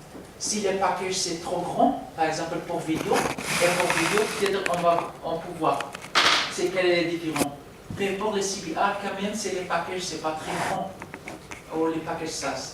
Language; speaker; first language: French; non-native, learner; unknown